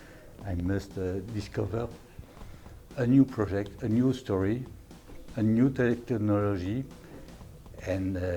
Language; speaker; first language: English; non-native, learner; French